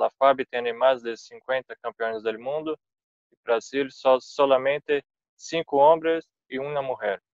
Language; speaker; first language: Spanish; non-native, fluent; Portuguese